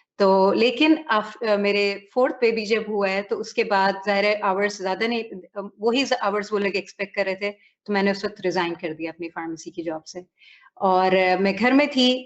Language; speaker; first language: Urdu; native; Urdu